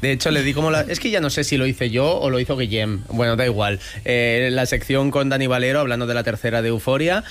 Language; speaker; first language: Spanish; native; Spanish